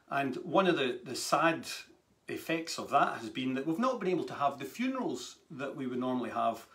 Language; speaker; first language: English; native; English